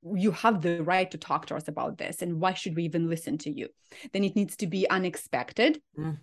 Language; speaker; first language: English; non-native, fluent; Ukrainian